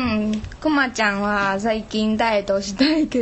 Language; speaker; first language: Japanese; non-native, learner; Chinese